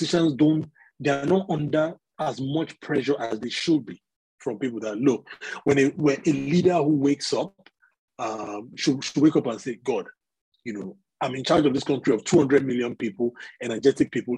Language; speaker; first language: English; non-native, local second language; Yoruba